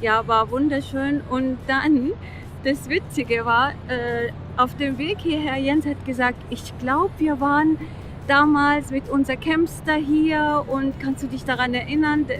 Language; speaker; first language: German; non-native, fluent; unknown